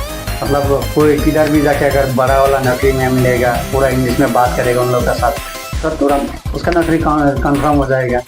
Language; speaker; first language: Hindi; non-native, local second language; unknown